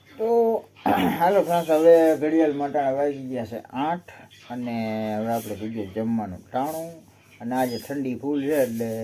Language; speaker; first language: Gujarati; native; Gujarati